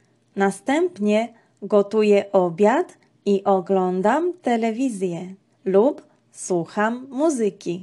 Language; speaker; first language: Polish; non-native, fluent; Georgian